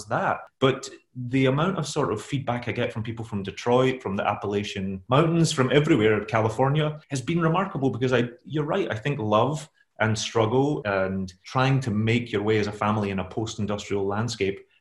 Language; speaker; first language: English; native; English